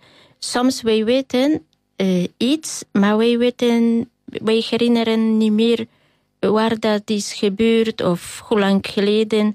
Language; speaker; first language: Dutch; non-native, learner; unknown